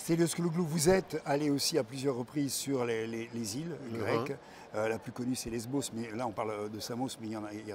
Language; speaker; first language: French; native; French